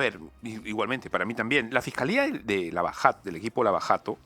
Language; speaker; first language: Spanish; native; Spanish